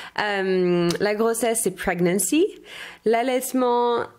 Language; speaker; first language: French; non-native, fluent; English